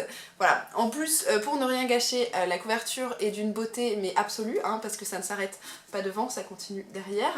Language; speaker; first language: French; native; French